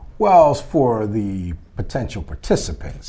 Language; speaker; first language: English; native; English